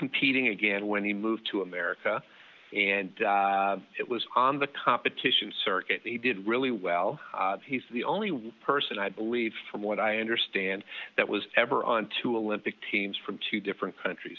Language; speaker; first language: English; early bilingual, other home language; Dutch